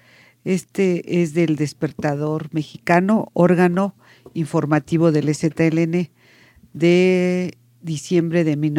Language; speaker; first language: Spanish; native; Spanish